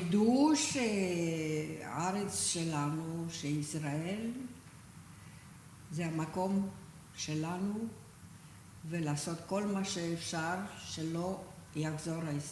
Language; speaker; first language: Hebrew; non-native, fluent; Romanian